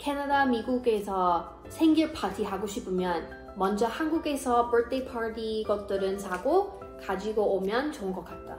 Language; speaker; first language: Korean; non-native, learner; English